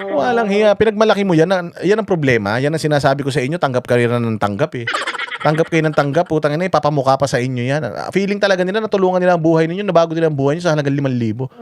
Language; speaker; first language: Filipino; native; Filipino